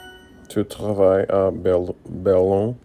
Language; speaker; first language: French; non-native, learner; English